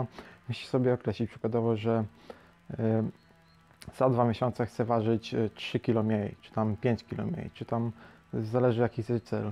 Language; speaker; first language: Polish; native; Polish